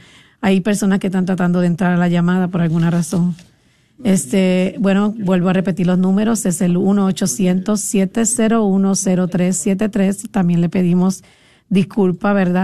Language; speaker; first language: Spanish; native; Spanish